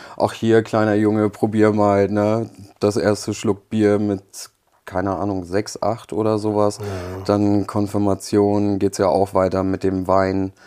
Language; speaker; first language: German; early bilingual, other home language; Polish